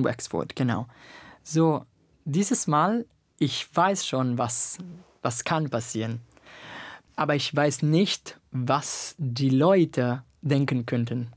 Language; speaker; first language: German; non-native, fluent; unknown